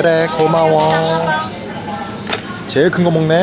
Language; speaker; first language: Korean; native; Korean